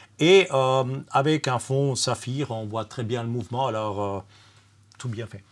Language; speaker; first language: French; non-native, fluent; German